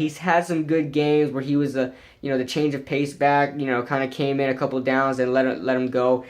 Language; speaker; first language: English; native; English